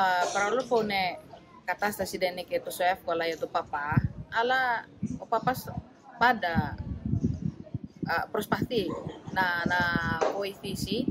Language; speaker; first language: Greek; non-native, fluent; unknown